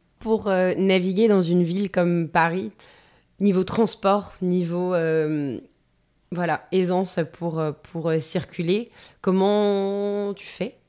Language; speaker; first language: French; native; French